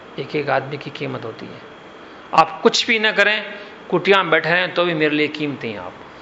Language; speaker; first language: Hindi; non-native, local second language; Gujarati